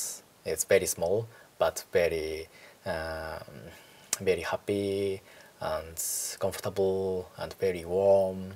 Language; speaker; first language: English; non-native, learner; Japanese